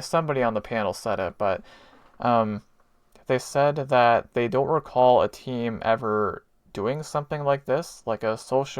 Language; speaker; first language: English; native; English